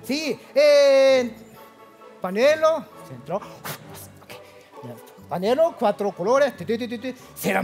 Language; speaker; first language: Spanish; non-native, learner; Japanese